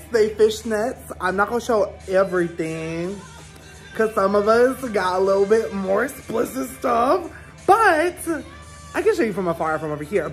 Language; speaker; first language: English; native; English